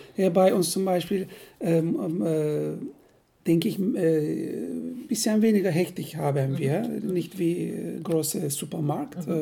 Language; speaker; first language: German; non-native, fluent; Turkish